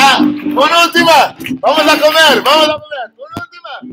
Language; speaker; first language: Spanish; non-native, fluent; Dutch